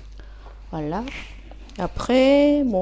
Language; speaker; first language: French; non-native, fluent; Korean